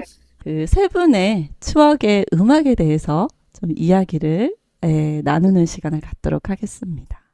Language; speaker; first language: Korean; native; Korean